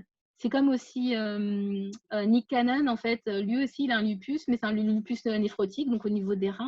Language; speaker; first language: French; native; French